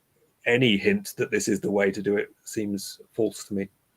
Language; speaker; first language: English; native; English